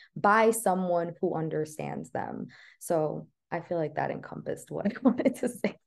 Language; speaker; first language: English; native; English